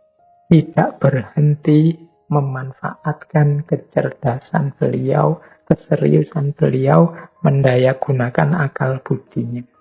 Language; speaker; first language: Indonesian; native; Indonesian